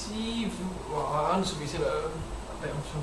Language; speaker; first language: French; non-native, learner; English